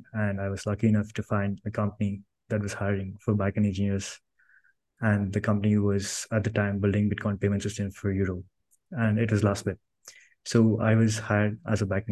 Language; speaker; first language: English; non-native, local second language; Kannada